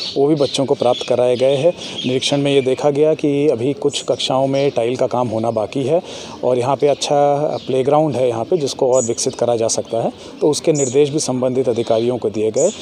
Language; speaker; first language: Hindi; native; Hindi